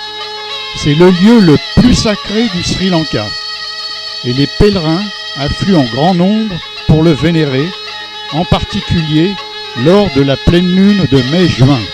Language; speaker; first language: French; native; French